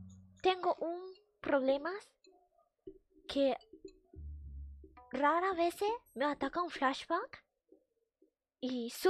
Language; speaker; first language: Spanish; non-native, fluent; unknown